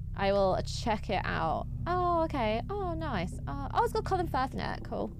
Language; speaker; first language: English; native; English